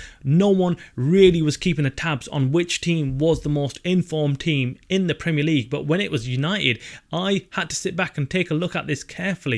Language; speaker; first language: English; native; English